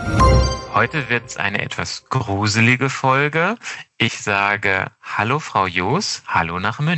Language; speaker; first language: German; native; German